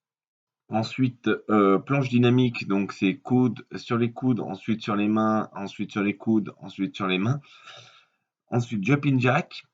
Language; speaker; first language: French; native; French